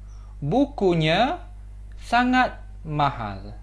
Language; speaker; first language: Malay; non-native, fluent; Korean